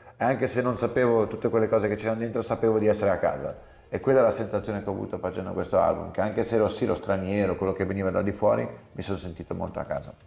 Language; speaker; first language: Italian; early bilingual, heritage; English